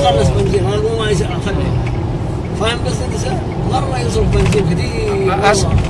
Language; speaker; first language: Arabic; non-native, fluent; Indonesian